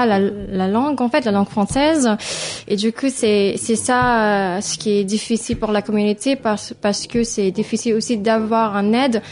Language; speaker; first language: French; non-native, fluent; Filipino